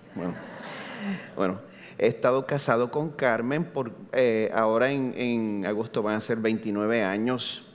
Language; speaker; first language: Spanish; native; Spanish